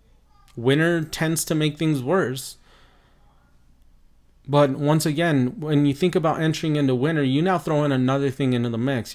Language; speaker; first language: English; native; English